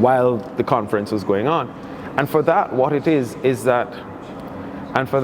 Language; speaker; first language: English; native; English